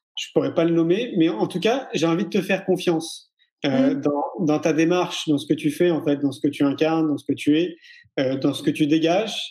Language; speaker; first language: French; native; French